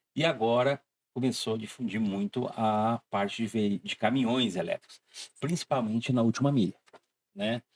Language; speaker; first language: Portuguese; native; Portuguese